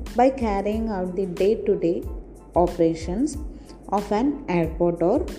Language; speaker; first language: English; non-native, local second language; Malayalam